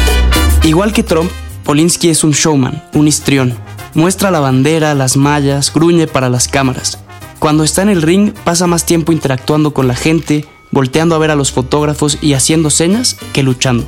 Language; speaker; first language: Spanish; native; Spanish